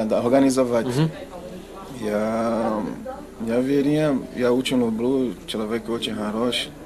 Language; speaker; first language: Russian; non-native, learner; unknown